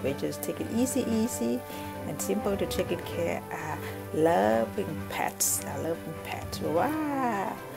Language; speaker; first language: English; non-native, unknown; Thai